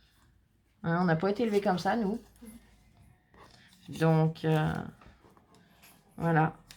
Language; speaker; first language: French; native; French